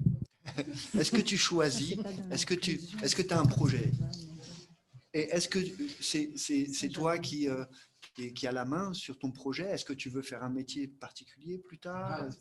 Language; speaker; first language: French; native; French